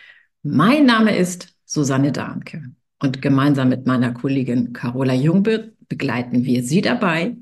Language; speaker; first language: German; native; German